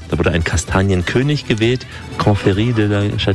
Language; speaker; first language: German; native; German